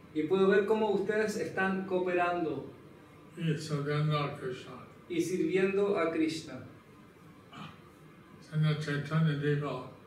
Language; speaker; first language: Spanish; non-native, learner; English